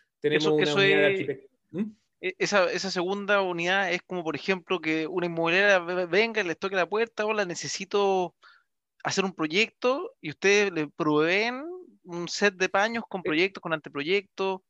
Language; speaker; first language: Spanish; native; Spanish